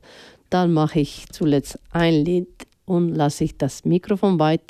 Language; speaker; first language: German; non-native, fluent; Spanish